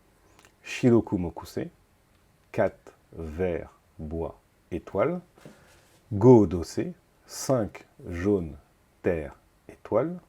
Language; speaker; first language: French; native; French